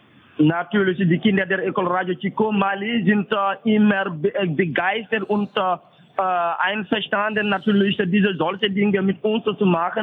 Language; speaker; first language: German; non-native, fluent; French